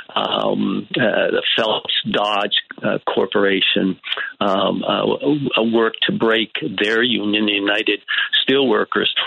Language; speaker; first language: English; native; English